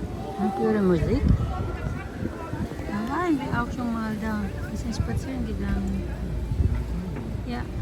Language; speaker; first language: German; non-native, fluent; Filipino